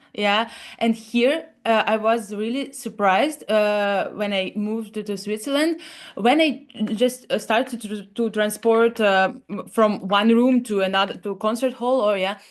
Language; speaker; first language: English; non-native, learner; Russian